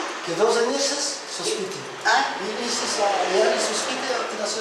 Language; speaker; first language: Greek; early bilingual, heritage; Greek